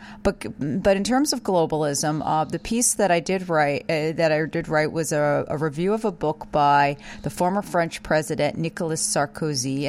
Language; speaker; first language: English; native; English